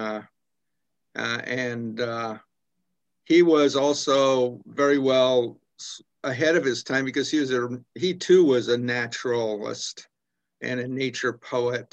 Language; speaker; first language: English; native; English